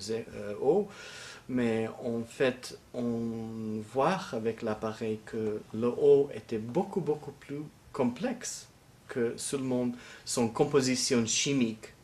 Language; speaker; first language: French; non-native, fluent; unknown